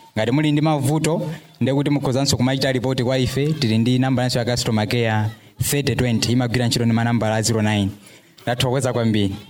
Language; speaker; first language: Nyanja; native; Nyanja